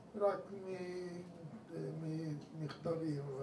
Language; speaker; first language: Hebrew; non-native, fluent; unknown